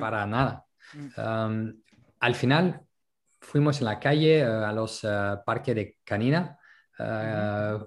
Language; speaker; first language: Spanish; non-native, local second language; French